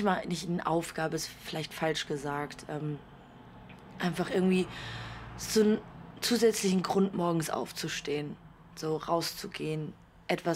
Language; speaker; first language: German; native; German